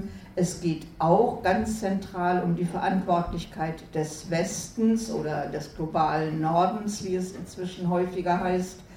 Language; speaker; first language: German; native; German